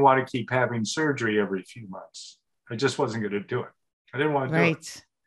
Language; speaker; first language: English; native; English